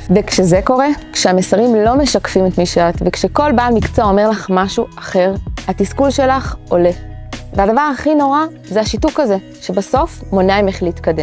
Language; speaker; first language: Hebrew; native; Hebrew